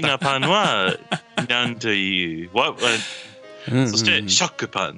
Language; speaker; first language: Japanese; non-native, learner; English